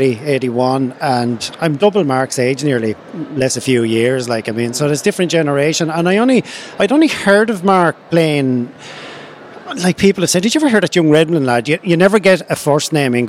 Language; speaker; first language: English; native; English